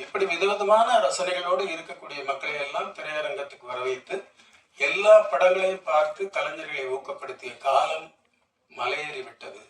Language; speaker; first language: Tamil; native; Tamil